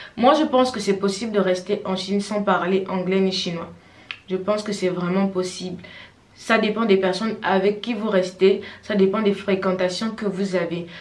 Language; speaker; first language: French; non-native, local second language; Fang